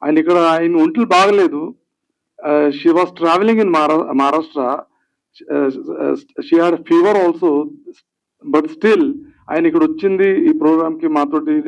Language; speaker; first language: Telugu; early bilingual, heritage; Telugu